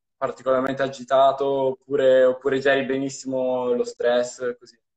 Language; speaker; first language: Italian; native; Italian